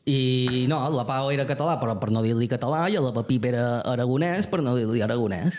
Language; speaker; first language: Catalan; native; Catalan